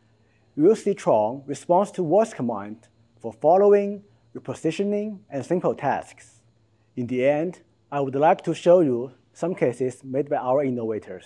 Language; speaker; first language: English; non-native, fluent; Chinese